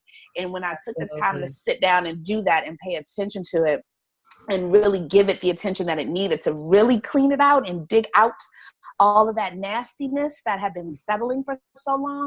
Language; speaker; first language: English; native; English